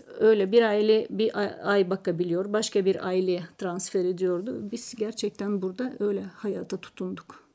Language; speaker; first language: Turkish; non-native, fluent; Russian